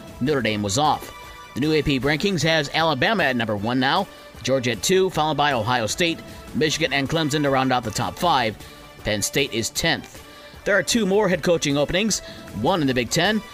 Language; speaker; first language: English; native; English